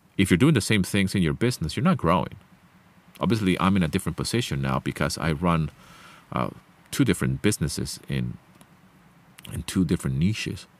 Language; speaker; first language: English; non-native, fluent; Spanish